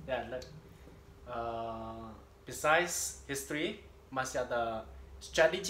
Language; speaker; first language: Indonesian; non-native, learner; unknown